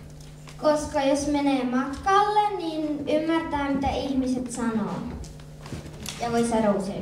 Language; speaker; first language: Finnish; early bilingual, other home language; Spanish